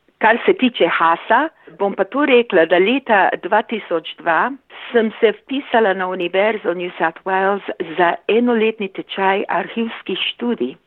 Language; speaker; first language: Slovenian; early bilingual, heritage; Slovenian